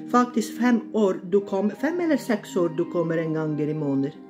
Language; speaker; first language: Norwegian; non-native, learner; Bosnian